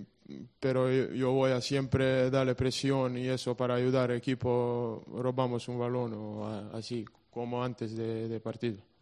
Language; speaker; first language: Spanish; non-native, learner; Serbian